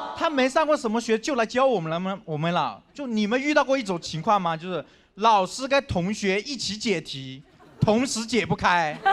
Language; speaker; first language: Chinese; non-native, local second language; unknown